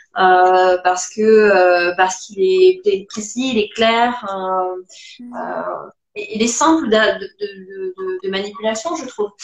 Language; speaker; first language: French; native; French